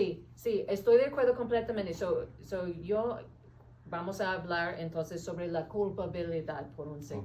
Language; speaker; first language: Spanish; non-native, fluent; English